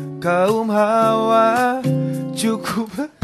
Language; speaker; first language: Indonesian; native; Indonesian